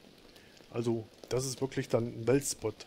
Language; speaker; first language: German; native; German